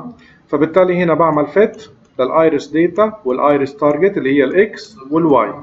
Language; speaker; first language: Arabic; native; Arabic